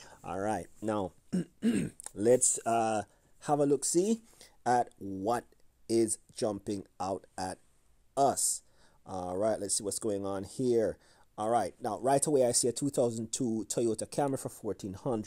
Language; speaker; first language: English; native; English